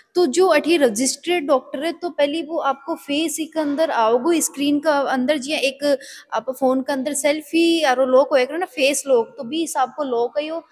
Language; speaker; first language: Hindi; native; Hindi